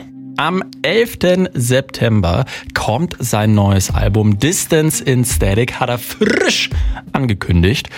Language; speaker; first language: German; native; German